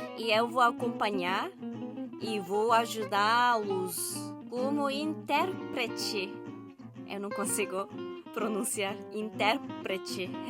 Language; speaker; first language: Portuguese; non-native, learner; Japanese